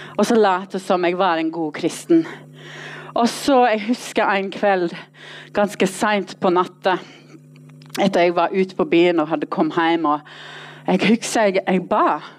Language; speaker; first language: Norwegian; non-native, fluent; English